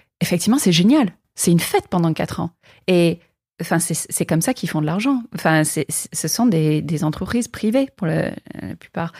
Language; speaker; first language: French; non-native, fluent; English